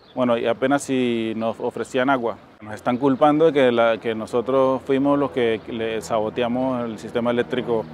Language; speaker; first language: Spanish; native; Spanish